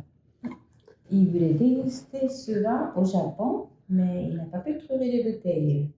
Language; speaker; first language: French; non-native, fluent; Japanese